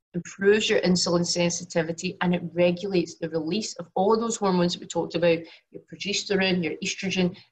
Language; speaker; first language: English; native; English